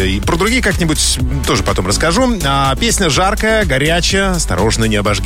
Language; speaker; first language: Russian; native; Russian